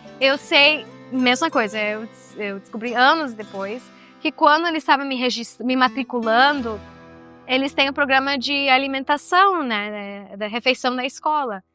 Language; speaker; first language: Portuguese; non-native, fluent; Spanish